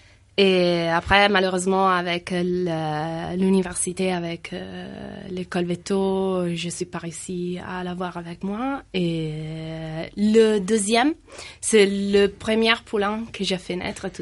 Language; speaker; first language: French; non-native, fluent; Italian